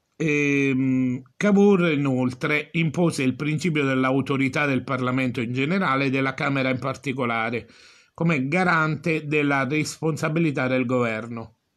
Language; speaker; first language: Italian; native; Italian